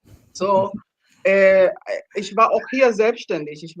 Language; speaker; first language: German; non-native, fluent; Ganda